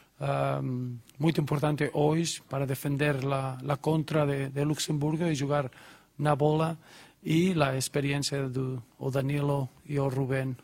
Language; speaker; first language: Portuguese; non-native, learner; Spanish